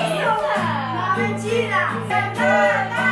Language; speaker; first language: Portuguese; non-native, learner; French